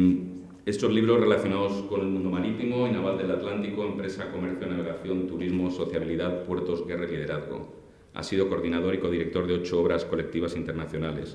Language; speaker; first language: Spanish; native; Spanish